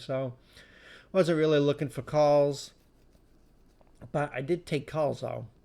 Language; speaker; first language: English; native; English